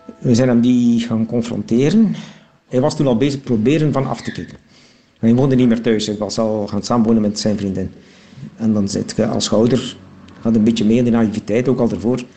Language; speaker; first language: Dutch; native; Dutch